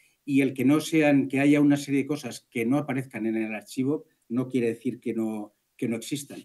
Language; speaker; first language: Spanish; native; Spanish